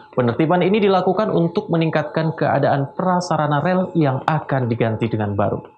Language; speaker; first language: Indonesian; native; Indonesian